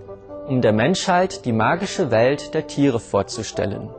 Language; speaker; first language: German; native; German